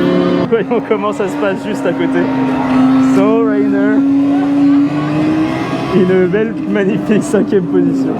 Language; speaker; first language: French; native; French